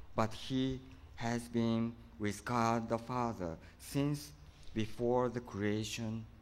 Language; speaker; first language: English; non-native, fluent; Japanese